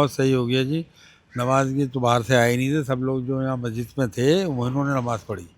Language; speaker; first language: Hindi; native; Hindi